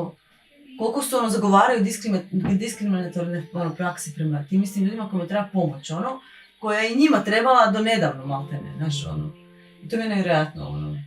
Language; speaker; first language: Bosnian; native; Bosnian